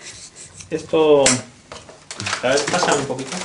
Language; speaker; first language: Spanish; native; Spanish